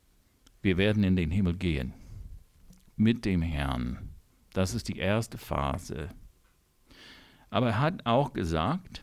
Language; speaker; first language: German; non-native, fluent; English